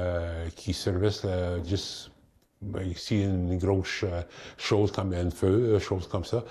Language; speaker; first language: French; non-native, local second language; English